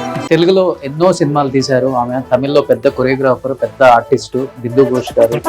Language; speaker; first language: Telugu; native; Telugu